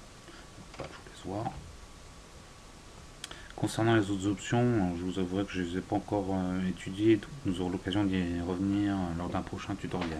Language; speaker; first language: French; native; French